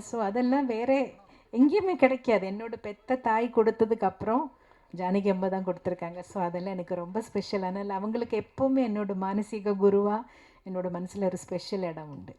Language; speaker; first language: Tamil; non-native, local second language; Malayalam